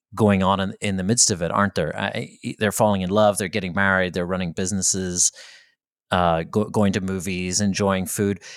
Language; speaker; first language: English; native; English